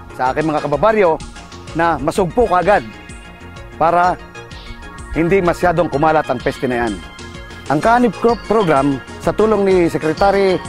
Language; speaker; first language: Filipino; native; Filipino